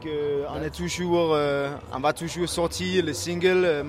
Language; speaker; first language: French; non-native, learner; Danish